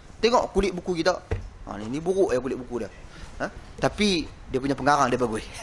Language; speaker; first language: Malay; native; Malay